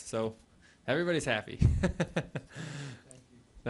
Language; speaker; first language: English; native; English